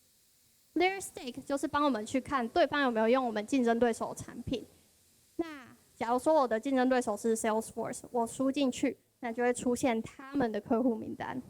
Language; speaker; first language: Chinese; native; Chinese